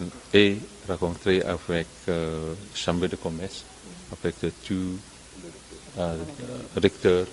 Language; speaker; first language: French; non-native, learner; Indonesian